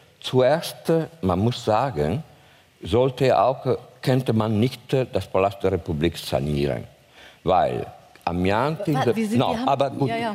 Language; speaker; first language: German; non-native, fluent; Italian